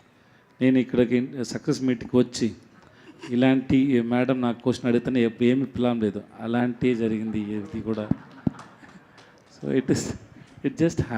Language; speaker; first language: Telugu; non-native, learner; Tamil